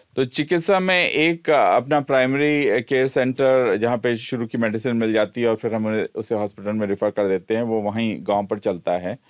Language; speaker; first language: Hindi; native; Hindi